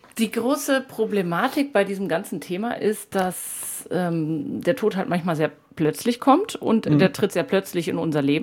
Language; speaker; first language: German; native; German